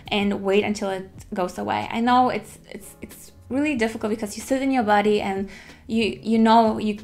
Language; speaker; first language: English; non-native, fluent; German